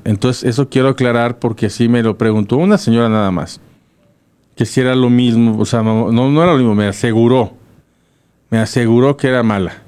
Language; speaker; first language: Spanish; native; Spanish